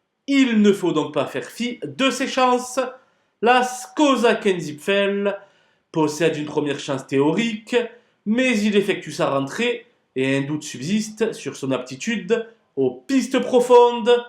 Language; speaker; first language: French; native; French